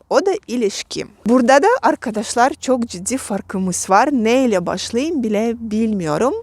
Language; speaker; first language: Turkish; non-native, fluent; Russian